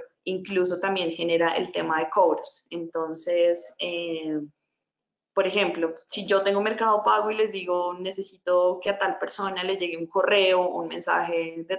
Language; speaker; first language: Spanish; native; Spanish